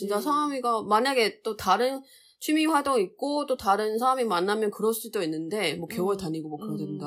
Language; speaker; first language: Korean; non-native, learner; Chinese